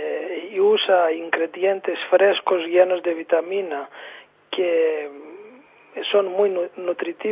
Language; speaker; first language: Spanish; non-native, fluent; Greek